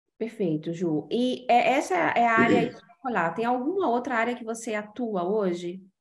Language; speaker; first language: Portuguese; native; Portuguese